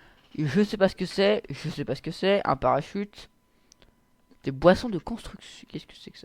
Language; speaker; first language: French; native; French